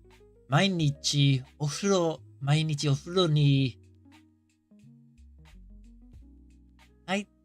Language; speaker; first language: Japanese; non-native, learner; English